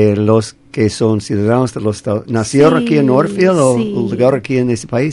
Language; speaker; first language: Spanish; non-native, fluent; English